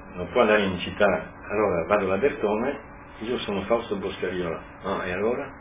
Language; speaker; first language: Italian; non-native, local second language; Friulian